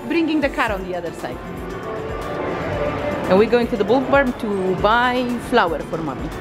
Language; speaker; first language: English; non-native, fluent; Polish